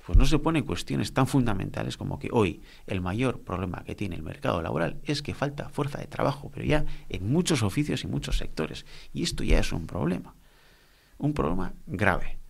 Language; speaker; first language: Spanish; non-native, local second language; Basque